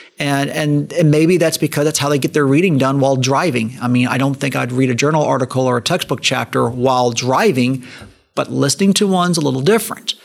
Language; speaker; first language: English; native; English